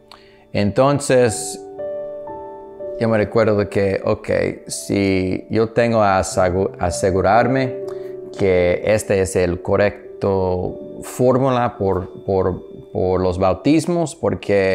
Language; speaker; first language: Spanish; non-native, learner; English